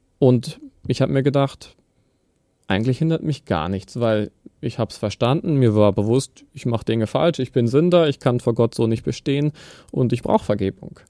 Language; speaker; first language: German; native; German